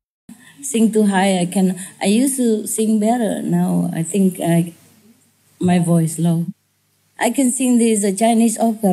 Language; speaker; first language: English; non-native, fluent; Vietnamese